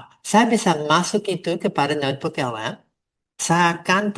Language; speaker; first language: Indonesian; non-native, fluent; English